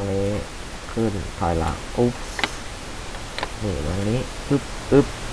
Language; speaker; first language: Thai; native; Thai